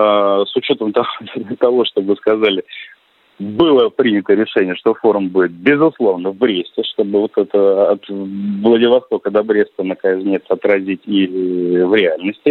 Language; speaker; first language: Russian; native; Russian